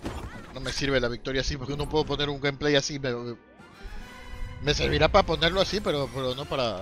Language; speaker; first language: Spanish; native; Spanish